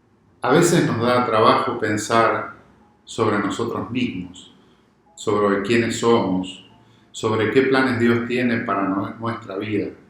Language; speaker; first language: Spanish; native; Spanish